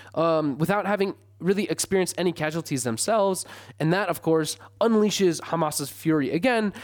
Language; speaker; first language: English; native; English